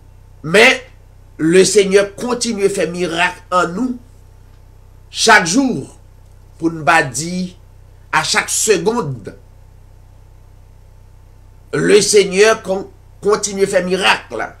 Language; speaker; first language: French; non-native, local second language; Haitian Creole